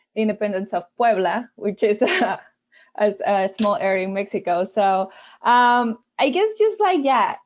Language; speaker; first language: English; non-native, fluent; Spanish